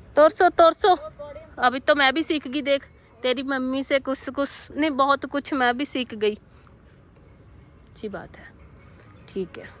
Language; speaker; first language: Hindi; non-native, local second language; Punjabi